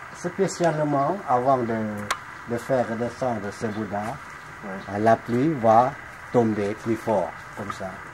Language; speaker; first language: French; non-native, fluent; Lao